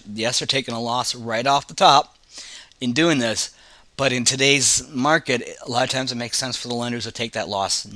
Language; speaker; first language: English; native; English